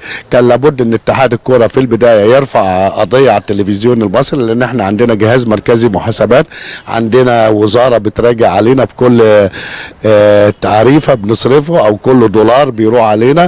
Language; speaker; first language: Arabic; native; Arabic